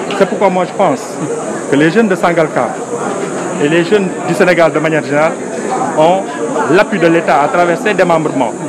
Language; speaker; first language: French; non-native, local second language; Wolof